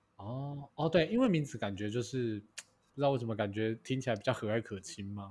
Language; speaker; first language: Chinese; native; Chinese